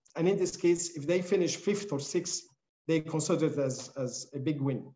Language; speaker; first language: English; non-native, fluent; Arabic